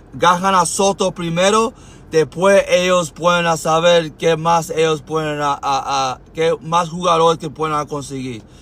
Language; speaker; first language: Spanish; early bilingual, heritage; Spanish